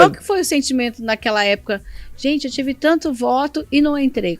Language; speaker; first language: Portuguese; native; Portuguese